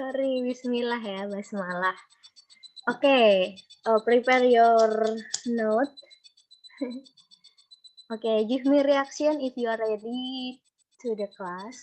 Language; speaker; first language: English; non-native, learner; Indonesian